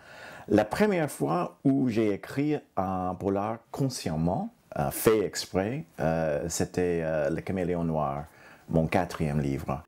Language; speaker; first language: French; non-native, fluent; English